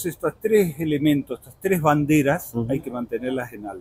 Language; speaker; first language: Spanish; native; Spanish